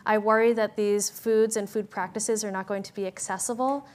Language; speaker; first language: English; native; English